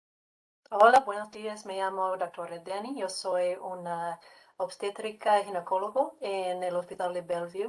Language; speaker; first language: Spanish; non-native, fluent; English